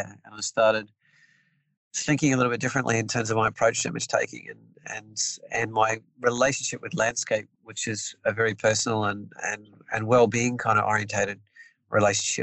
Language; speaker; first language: English; native; English